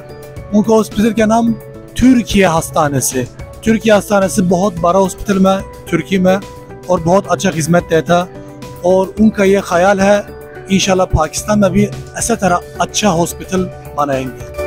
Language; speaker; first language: Hindi; non-native, learner; Turkish